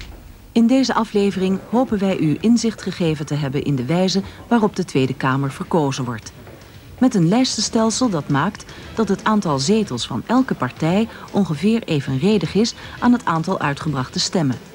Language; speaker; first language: Dutch; native; Dutch